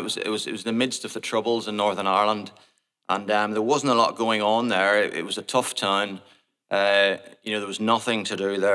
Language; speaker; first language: English; native; English